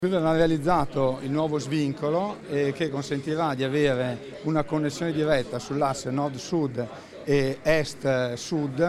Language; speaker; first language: Italian; native; Italian